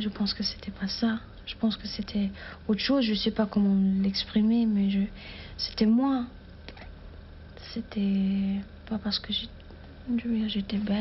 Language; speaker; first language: French; non-native, fluent; German